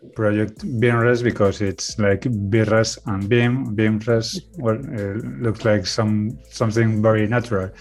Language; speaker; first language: English; non-native, learner; Spanish